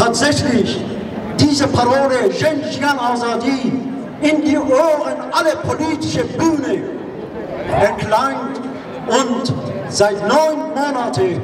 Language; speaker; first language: German; non-native, fluent; Persian